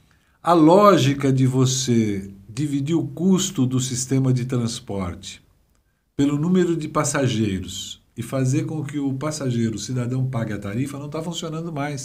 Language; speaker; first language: Portuguese; native; Portuguese